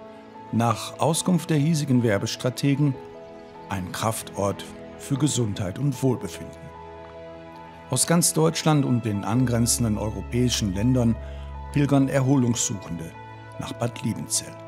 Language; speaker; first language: German; native; German